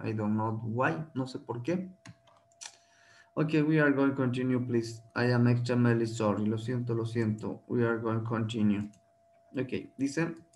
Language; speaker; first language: English; non-native, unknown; Spanish